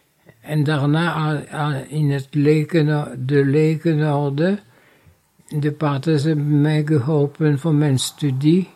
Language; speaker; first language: Dutch; non-native, fluent; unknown